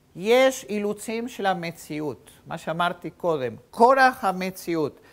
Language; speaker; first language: Hebrew; native; Hebrew